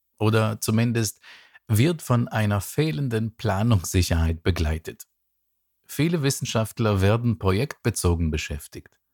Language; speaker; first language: German; non-native, fluent; Hebrew